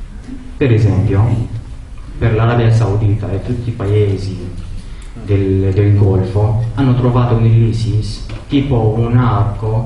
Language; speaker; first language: Italian; non-native, learner; Arabic